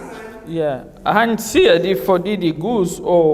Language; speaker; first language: Danish; non-native, fluent; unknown